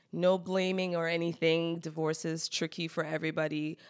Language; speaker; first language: English; native; English